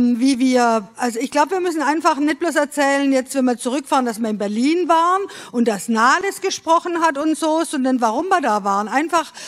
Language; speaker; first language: German; native; German